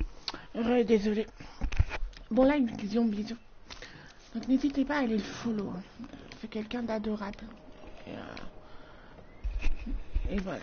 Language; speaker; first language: French; native; French